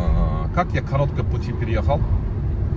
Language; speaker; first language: Russian; non-native, learner; Turkish